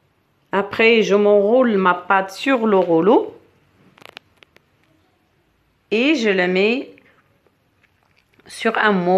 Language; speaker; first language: French; non-native, local second language; Arabic